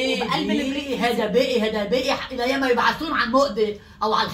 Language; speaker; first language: Arabic; native; Arabic